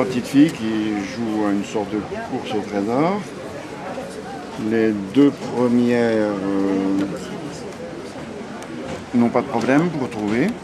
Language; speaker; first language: French; non-native, fluent; Romanian